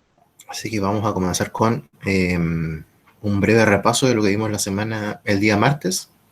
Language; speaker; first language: Spanish; native; Spanish